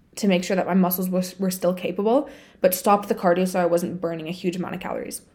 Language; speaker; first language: English; non-native, fluent; Bulgarian